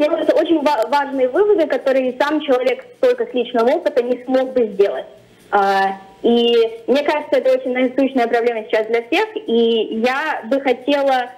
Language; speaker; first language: Russian; early bilingual, other home language; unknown